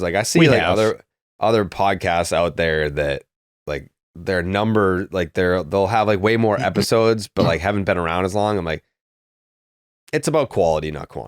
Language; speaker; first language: English; native; English